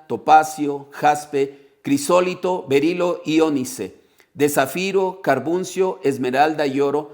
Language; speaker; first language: Spanish; native; Spanish